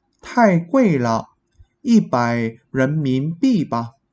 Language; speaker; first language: Chinese; non-native, fluent; Vietnamese